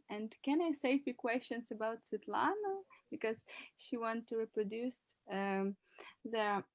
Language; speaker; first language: English; non-native, learner; Ukrainian